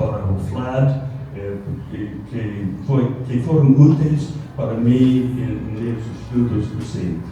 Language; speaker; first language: Portuguese; non-native, fluent; English